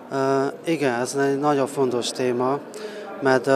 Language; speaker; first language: Hungarian; non-native, learner; Chinese